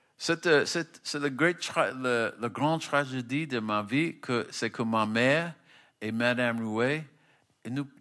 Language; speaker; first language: French; non-native, learner; English